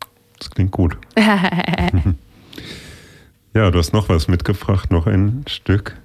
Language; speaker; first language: German; native; German